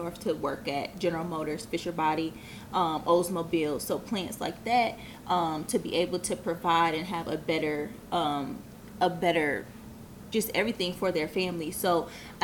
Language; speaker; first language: English; native; English